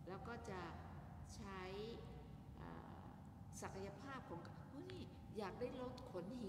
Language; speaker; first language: Thai; native; Thai